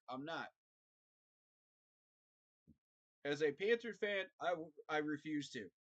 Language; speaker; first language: English; native; English